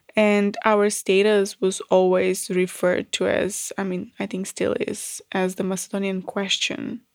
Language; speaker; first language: English; non-native, fluent; Macedonian